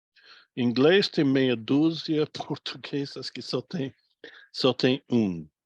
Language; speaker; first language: Portuguese; non-native, fluent; English